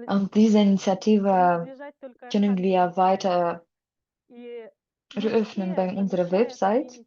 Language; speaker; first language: German; non-native, learner; Russian